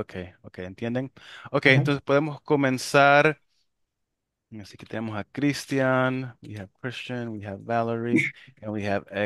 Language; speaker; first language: Spanish; non-native, local second language; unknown